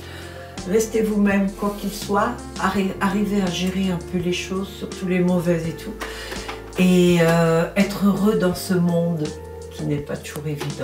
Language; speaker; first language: French; native; French